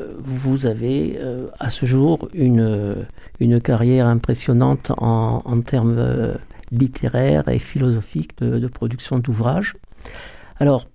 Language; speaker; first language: French; native; French